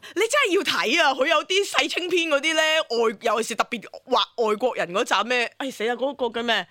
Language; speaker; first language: Cantonese; native; Cantonese